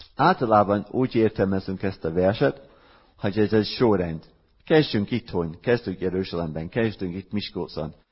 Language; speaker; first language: Hungarian; non-native, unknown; English